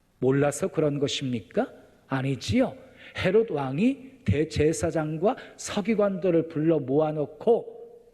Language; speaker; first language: Korean; native; Korean